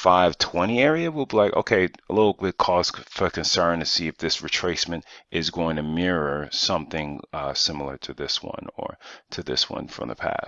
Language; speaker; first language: English; native; English